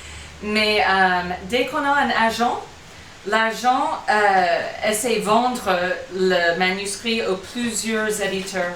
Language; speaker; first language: French; non-native, fluent; English